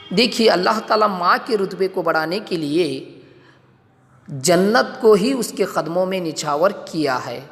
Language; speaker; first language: Urdu; native; Urdu